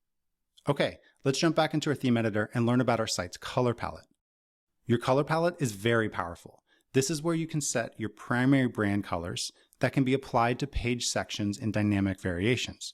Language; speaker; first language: English; native; English